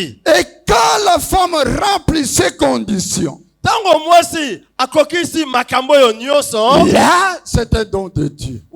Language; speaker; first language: French; non-native, local second language; Lingala